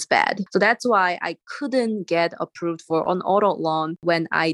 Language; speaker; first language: English; non-native, fluent; Korean